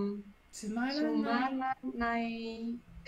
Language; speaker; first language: Japanese; non-native, learner; English